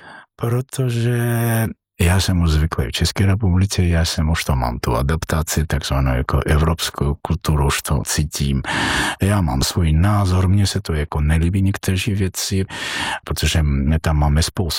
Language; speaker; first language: Czech; non-native, learner; Georgian